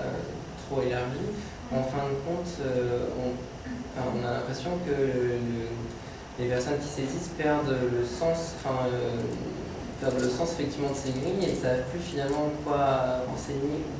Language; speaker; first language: French; native; French